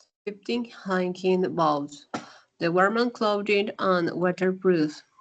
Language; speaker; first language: English; non-native, learner; Spanish